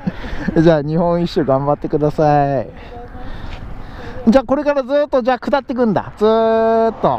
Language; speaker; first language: Japanese; native; Japanese